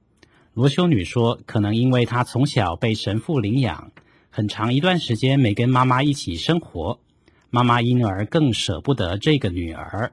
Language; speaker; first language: Chinese; native; Chinese